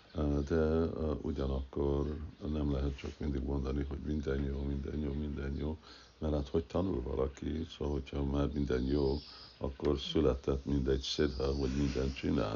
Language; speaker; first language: Hungarian; early bilingual, heritage; Hungarian